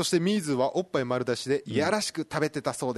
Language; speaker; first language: Japanese; native; Japanese